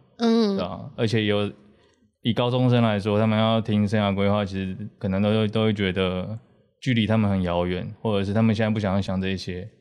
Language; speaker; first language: Chinese; native; Chinese